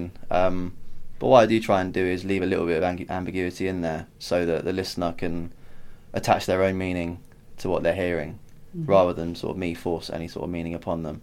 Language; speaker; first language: English; native; English